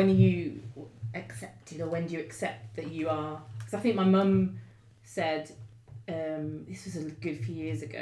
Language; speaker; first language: English; native; English